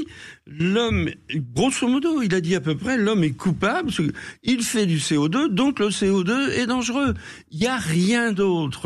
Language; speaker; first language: French; native; French